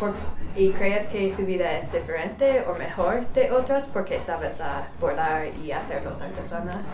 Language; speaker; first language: Spanish; non-native, learner; English